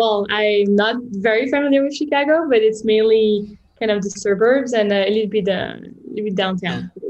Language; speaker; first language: English; non-native, fluent; French